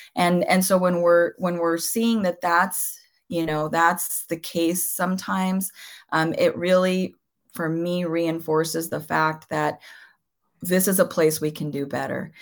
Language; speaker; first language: English; early bilingual, other home language; Spanish